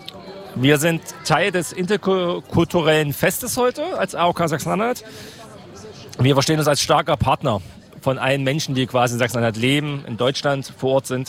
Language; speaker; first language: German; native; German